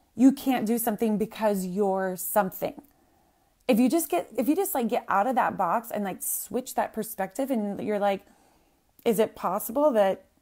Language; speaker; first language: English; native; English